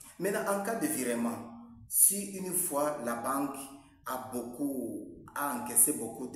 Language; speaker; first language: French; non-native, local second language; Swahili